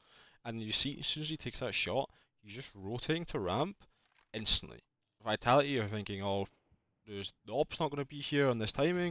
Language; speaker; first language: English; native; English